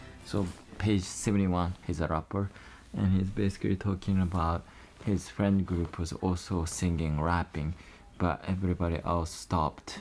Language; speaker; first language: English; non-native, fluent; Japanese